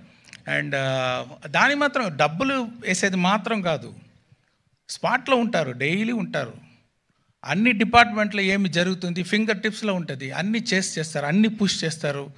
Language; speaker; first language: Telugu; non-native, local second language; Tamil